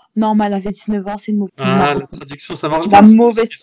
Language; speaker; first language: French; native; French